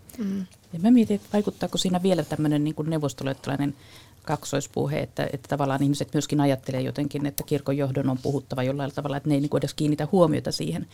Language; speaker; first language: Finnish; native; Finnish